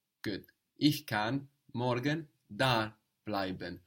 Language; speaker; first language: German; non-native, fluent; English